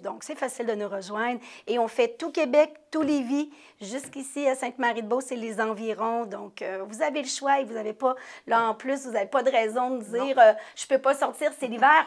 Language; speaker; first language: French; native; French